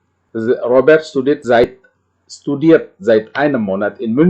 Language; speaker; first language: German; non-native, fluent; Indonesian